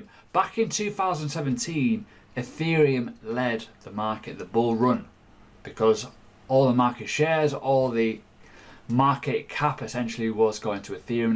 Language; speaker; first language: English; native; English